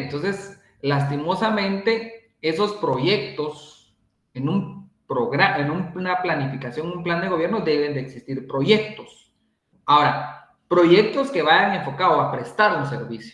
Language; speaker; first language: Spanish; native; Spanish